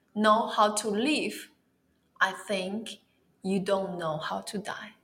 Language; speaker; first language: English; non-native, fluent; Chinese